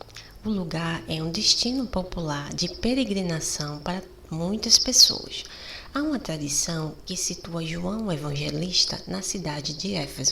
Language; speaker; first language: Portuguese; native; Portuguese